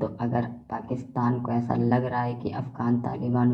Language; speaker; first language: Hindi; native; Hindi